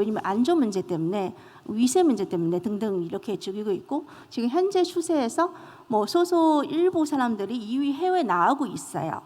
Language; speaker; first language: Korean; non-native, fluent; Chinese